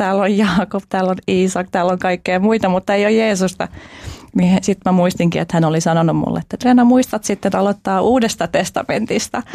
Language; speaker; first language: Finnish; early bilingual, other home language; Albanian